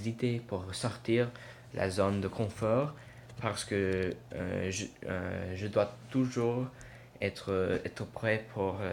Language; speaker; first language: French; non-native, learner; English